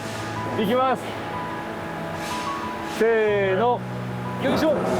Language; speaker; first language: Japanese; native; Japanese